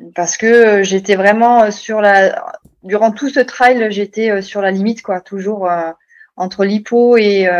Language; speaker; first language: French; native; French